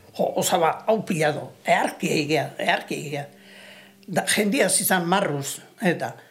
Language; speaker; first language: Basque; native; Basque